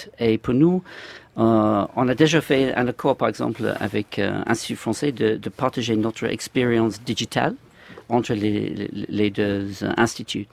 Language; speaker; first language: French; non-native, fluent; English